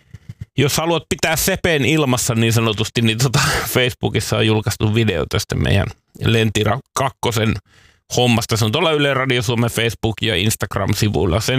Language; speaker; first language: Finnish; native; Finnish